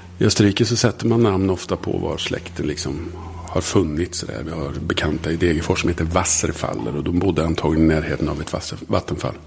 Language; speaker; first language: Swedish; early bilingual, other home language; German